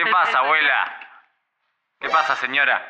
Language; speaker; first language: Spanish; native; Spanish